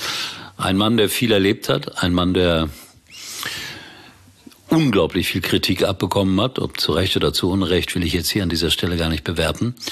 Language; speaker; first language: German; native; German